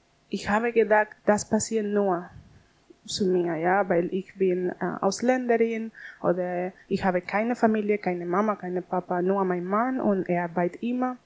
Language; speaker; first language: German; non-native, learner; Spanish